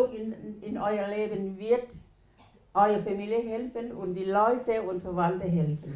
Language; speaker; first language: German; non-native, learner; Thai